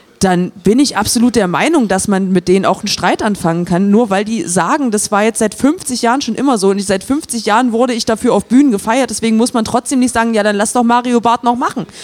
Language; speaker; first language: German; native; German